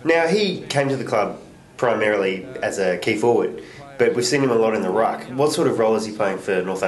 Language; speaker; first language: English; native; English